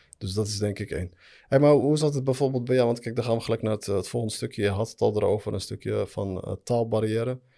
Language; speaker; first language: Dutch; early bilingual, other home language; Arabic